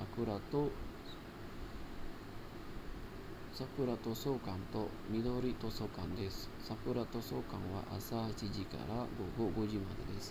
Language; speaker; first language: Japanese; non-native, learner; Indonesian